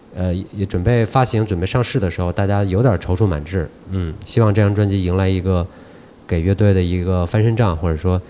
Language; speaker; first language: Chinese; native; Chinese